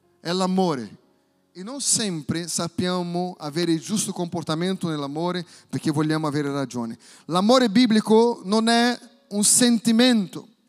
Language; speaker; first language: Italian; non-native, fluent; Portuguese